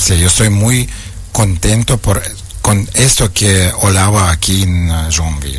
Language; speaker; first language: Portuguese; non-native, learner; Ukrainian